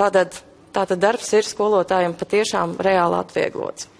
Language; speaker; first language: Latvian; native; Latvian